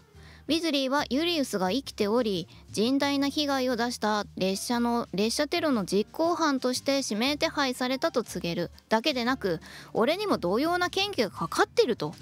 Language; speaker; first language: Japanese; native; Japanese